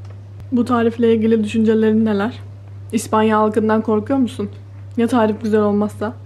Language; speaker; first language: Turkish; native; Turkish